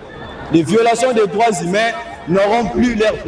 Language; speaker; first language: French; non-native, local second language; Lingala